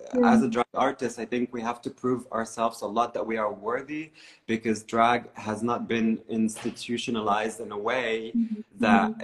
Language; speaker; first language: English; non-native, fluent; Arabic